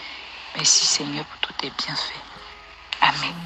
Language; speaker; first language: French; native; French